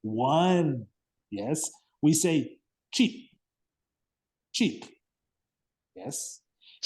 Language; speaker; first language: English; non-native, fluent; Spanish